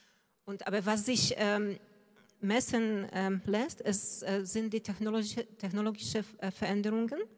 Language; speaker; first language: German; non-native, fluent; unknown